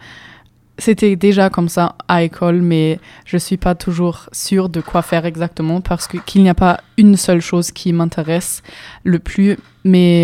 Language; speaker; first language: French; non-native, fluent; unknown